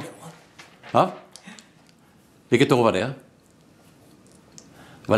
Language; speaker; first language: Swedish; native; Swedish